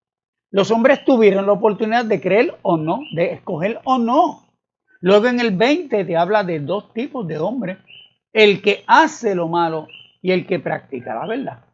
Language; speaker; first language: Spanish; native; Spanish